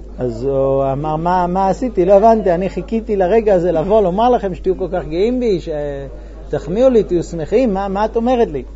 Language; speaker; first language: Hebrew; non-native, fluent; English